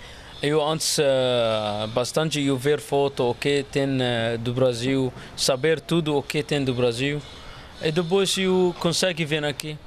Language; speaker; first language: Portuguese; non-native, learner; Arabic